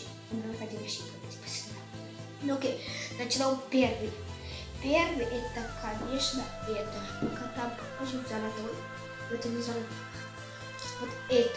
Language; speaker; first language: Russian; early bilingual, heritage; Russian